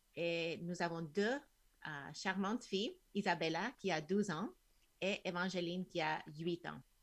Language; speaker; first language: French; non-native, fluent; Spanish